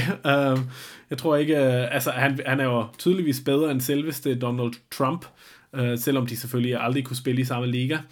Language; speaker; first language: Danish; native; Danish